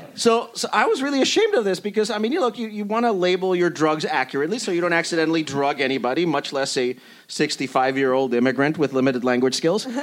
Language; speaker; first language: English; early bilingual, other home language; Spanish